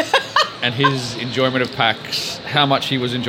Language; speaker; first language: English; native; English